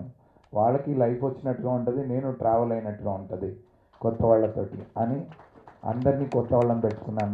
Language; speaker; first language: Telugu; native; Telugu